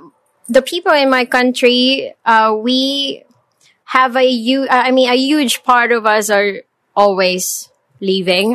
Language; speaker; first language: English; non-native, local second language; Filipino